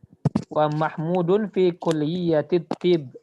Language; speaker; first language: Arabic; non-native, fluent; Indonesian